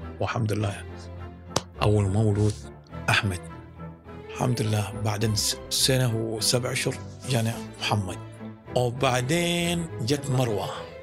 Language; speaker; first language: Arabic; early bilingual, other home language; Indonesian